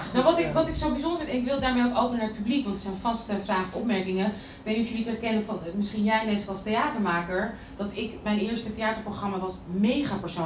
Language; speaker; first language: Dutch; native; Dutch